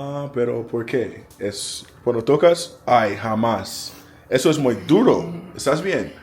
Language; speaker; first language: Spanish; non-native, learner; English